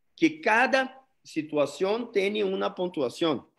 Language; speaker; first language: Spanish; non-native, learner; Portuguese